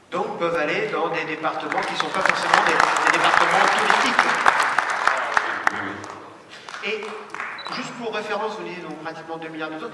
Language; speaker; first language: French; native; French